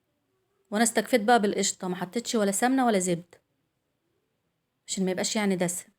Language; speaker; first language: Arabic; native; Arabic